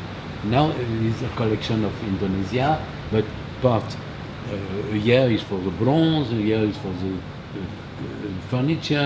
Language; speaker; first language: English; non-native, learner; French